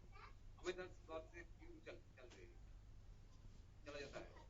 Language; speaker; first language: Hindi; non-native, local second language; Bangla